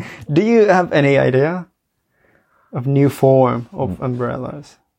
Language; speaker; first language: English; non-native, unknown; Japanese